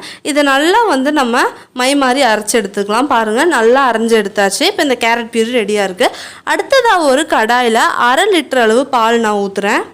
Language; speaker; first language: Tamil; native; Tamil